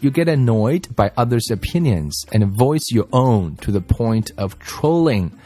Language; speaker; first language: English; non-native, fluent; Chinese